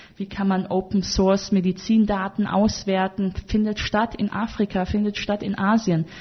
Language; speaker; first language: German; native; German